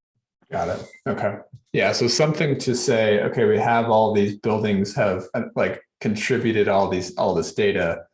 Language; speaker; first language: English; native; English